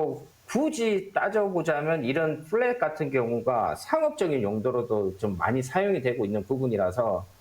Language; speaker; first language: Korean; native; Korean